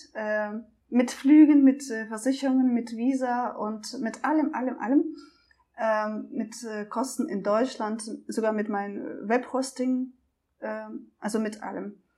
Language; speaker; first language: German; non-native, fluent; Russian